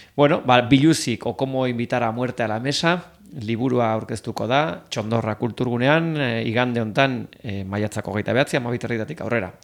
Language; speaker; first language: Basque; native; Basque